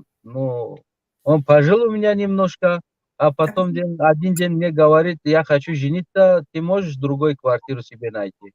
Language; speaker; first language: Russian; non-native, local second language; Tajik